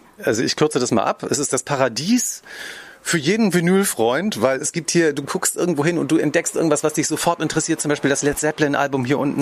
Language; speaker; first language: German; native; German